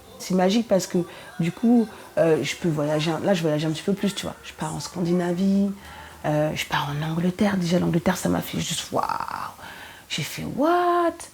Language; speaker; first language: French; early bilingual, other home language; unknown